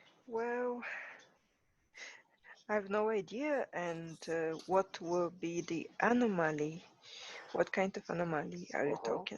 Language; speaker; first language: English; non-native, learner; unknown